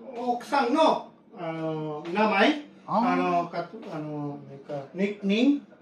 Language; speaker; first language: Japanese; non-native, learner; Filipino